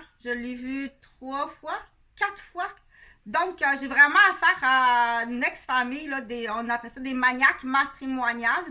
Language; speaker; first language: French; native; French